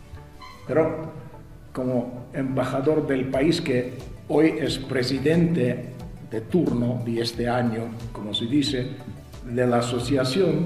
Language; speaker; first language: Spanish; non-native, fluent; Russian